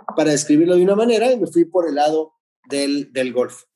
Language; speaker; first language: Spanish; native; Spanish